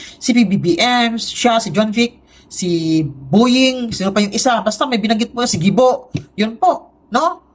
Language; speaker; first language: Filipino; non-native, local second language; Cebuano